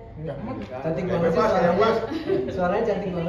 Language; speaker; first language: Indonesian; native; Indonesian